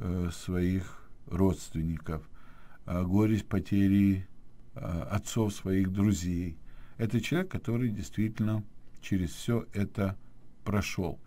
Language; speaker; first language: Russian; native; Russian